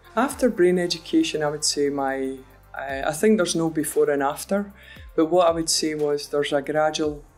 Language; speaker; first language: English; native; English